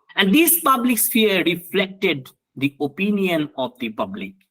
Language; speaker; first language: English; non-native, local second language; Bangla